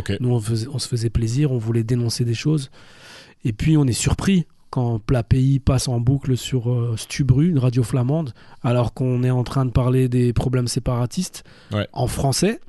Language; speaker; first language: French; native; French